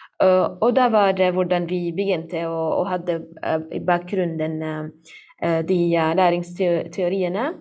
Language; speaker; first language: Norwegian; non-native, learner; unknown